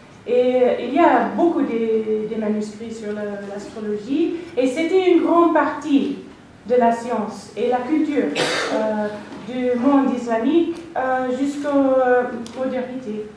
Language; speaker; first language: French; non-native, fluent; English